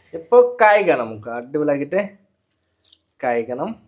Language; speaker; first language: Malayalam; non-native, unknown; Bangla